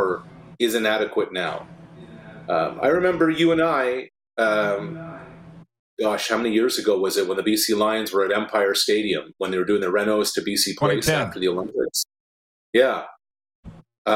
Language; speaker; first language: English; native; English